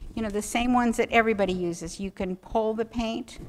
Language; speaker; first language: English; native; English